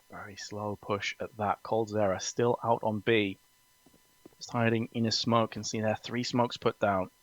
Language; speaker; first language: English; native; English